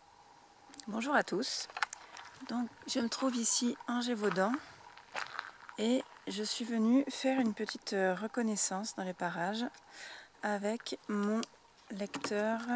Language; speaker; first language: French; native; French